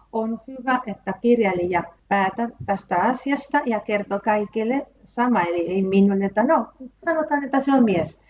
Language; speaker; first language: Finnish; non-native, fluent; Spanish